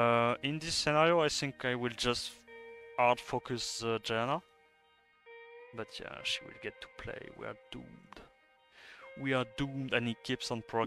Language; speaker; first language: English; non-native, fluent; French